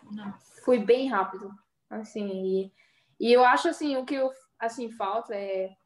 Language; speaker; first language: Portuguese; early bilingual, heritage; Portuguese